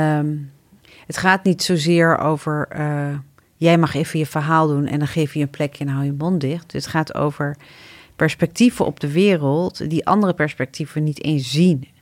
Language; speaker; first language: Dutch; early bilingual, other home language; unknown